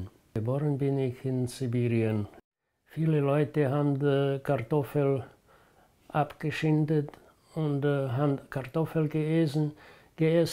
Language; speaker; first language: German; early bilingual, heritage; German